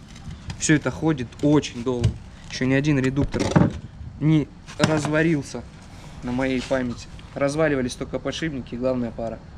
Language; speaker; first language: Russian; native; Russian